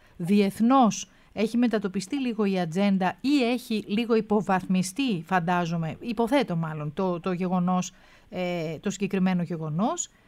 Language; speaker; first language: Greek; native; Greek